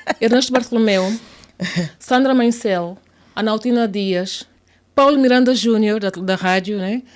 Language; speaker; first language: Portuguese; native; Portuguese